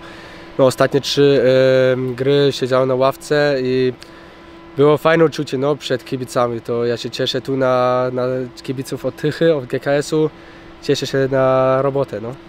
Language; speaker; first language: Polish; early bilingual, heritage; Polish